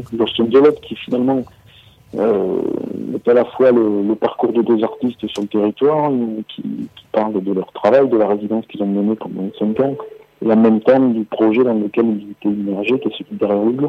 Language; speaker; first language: French; native; French